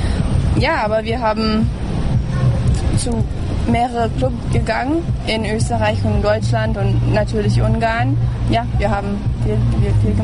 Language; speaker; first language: German; early bilingual, heritage; English